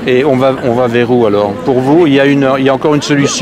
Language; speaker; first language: French; native; French